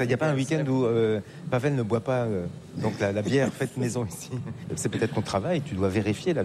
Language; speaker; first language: French; native; French